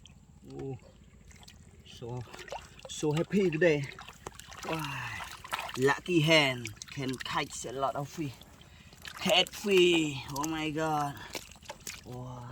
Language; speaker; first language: English; non-native, learner; Vietnamese